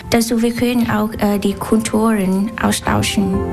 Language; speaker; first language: German; non-native, learner; Vietnamese